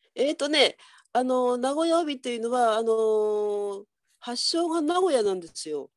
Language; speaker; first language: Japanese; native; Japanese